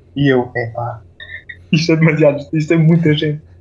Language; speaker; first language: Portuguese; non-native, fluent; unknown